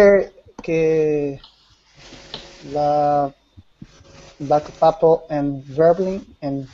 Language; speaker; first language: Spanish; non-native, learner; Portuguese